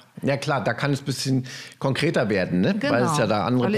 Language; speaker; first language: German; native; German